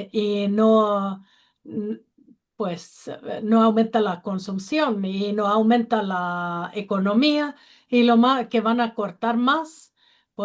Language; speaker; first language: Spanish; non-native, learner; Finnish